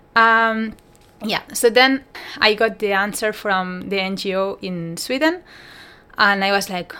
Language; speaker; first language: English; non-native, fluent; Spanish